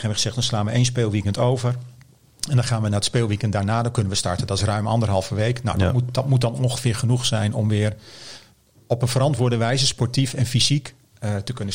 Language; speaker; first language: Dutch; native; Dutch